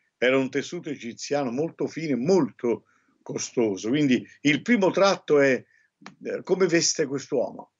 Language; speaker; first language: Italian; native; Italian